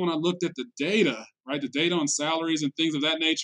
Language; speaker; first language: English; native; English